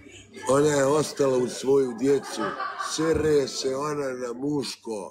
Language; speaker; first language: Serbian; early bilingual, heritage; Bosnian